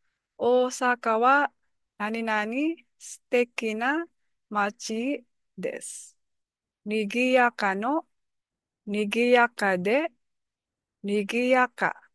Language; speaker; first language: Japanese; non-native, learner; Filipino